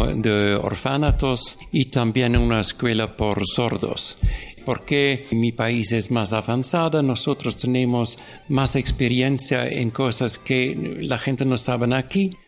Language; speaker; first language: Spanish; non-native, learner; Dutch